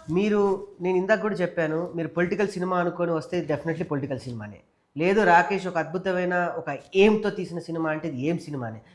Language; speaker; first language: Telugu; native; Telugu